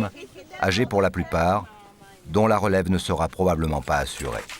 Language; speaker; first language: French; native; French